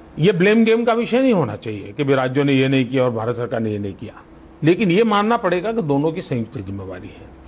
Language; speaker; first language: Hindi; non-native, local second language; Gujarati